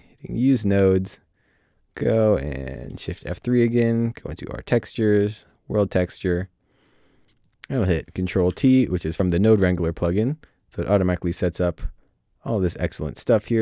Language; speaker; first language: English; native; English